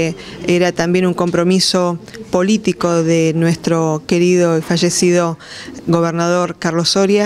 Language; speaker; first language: Spanish; native; Spanish